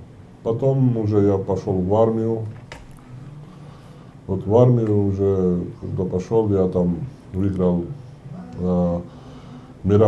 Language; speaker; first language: Russian; non-native, fluent; Georgian